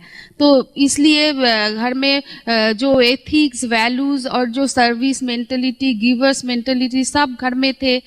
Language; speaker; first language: Hindi; non-native, local second language; Bangla